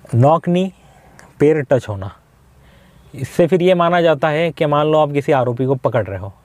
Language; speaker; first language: Hindi; native; Hindi